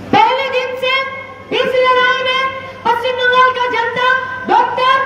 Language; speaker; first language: Hindi; non-native, local second language; Bangla